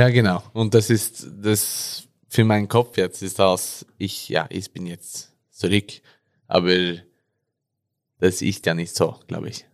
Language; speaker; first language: German; non-native, learner; Norwegian